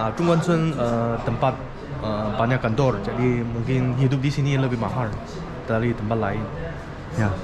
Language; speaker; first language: Indonesian; non-native, learner; Chinese